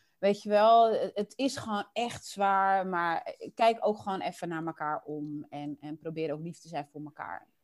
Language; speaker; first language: Dutch; early bilingual, other home language; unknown